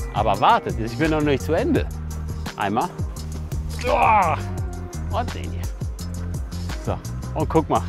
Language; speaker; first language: German; native; German